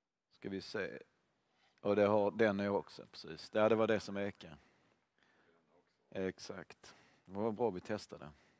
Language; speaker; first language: Swedish; native; Swedish